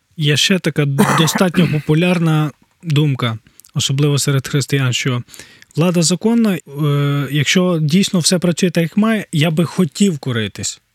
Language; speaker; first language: Ukrainian; native; Ukrainian